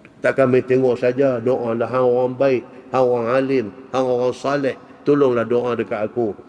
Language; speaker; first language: Malay; native; Malay